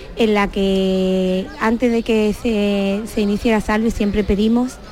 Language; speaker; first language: Spanish; native; Spanish